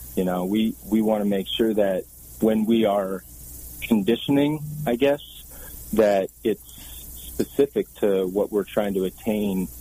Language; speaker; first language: English; native; English